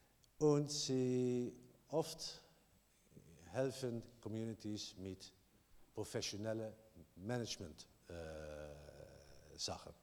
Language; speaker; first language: German; non-native, learner; Dutch